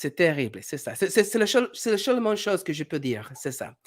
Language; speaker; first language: French; non-native, learner; English